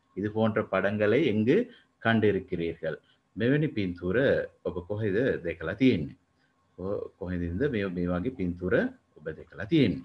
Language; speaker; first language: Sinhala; non-native, local second language; Tamil